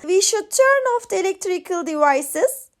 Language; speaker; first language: English; non-native, fluent; Turkish